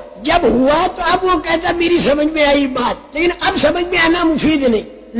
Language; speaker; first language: Urdu; native; Urdu